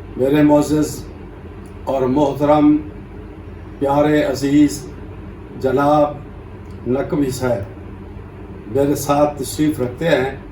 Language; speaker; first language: Urdu; non-native, local second language; Saraiki